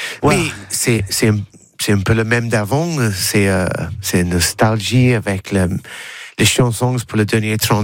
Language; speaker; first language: French; non-native, learner; English